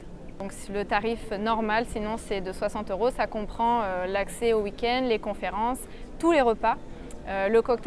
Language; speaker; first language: French; native; French